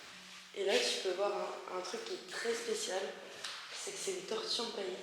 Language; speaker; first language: French; native; French